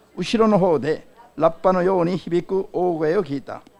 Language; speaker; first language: Japanese; non-native, fluent; Korean